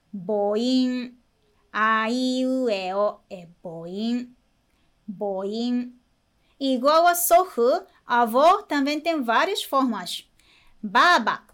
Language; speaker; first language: Portuguese; non-native, fluent; Japanese